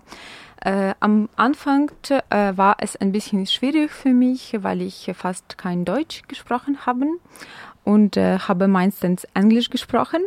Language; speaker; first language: German; non-native, fluent; Ukrainian